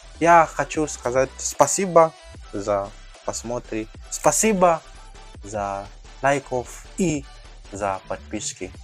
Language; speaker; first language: Russian; non-native, fluent; Nyanja